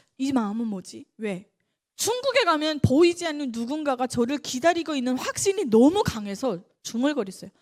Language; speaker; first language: Korean; native; Korean